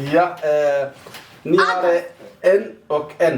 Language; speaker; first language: Swedish; non-native, learner; Somali